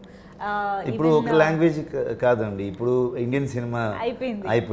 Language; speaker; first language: Telugu; non-native, learner; Kannada